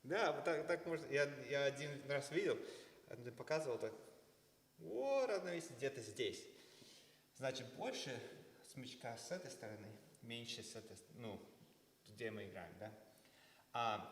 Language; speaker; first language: Russian; early bilingual, heritage; Russian